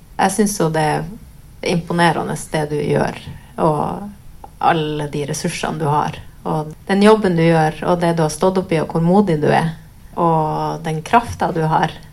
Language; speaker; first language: Norwegian; native; Norwegian